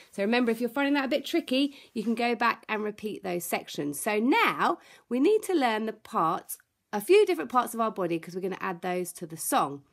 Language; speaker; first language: English; native; English